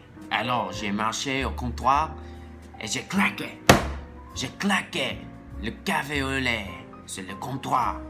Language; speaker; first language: French; non-native, learner; English